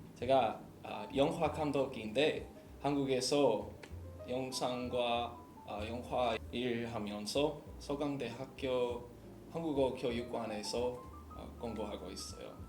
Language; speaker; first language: Korean; non-native, learner; English